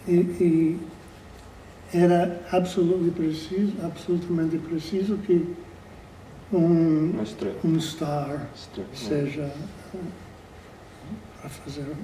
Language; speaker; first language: Portuguese; non-native, fluent; English